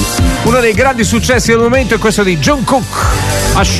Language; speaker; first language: Italian; native; Italian